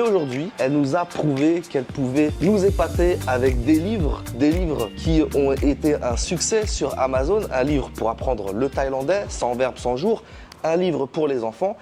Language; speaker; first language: French; native; French